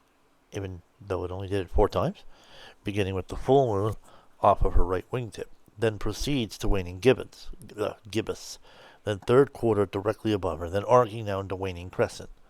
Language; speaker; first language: English; native; English